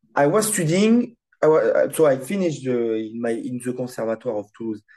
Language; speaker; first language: English; non-native, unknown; French